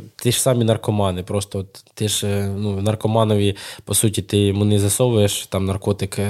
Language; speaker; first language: Ukrainian; non-native, local second language; Russian